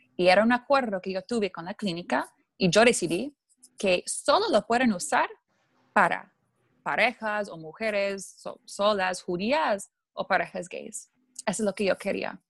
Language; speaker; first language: Spanish; non-native, fluent; English